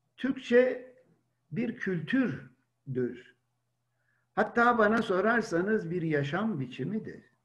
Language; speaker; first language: Turkish; native; Turkish